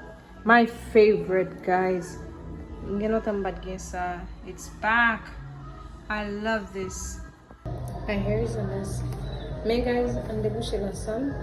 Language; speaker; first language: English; non-native, learner; Haitian Creole